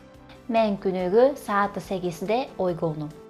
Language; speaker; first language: Kyrgyz; non-native, learner; Japanese